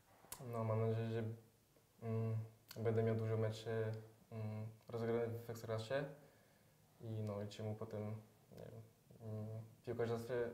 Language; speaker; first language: Polish; early bilingual, heritage; French